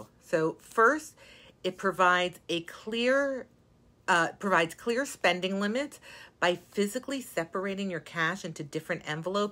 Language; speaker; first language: English; native; English